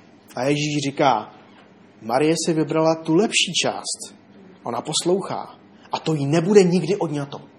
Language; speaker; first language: Czech; native; Czech